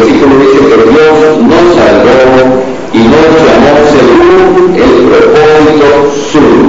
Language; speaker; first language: Spanish; native; Spanish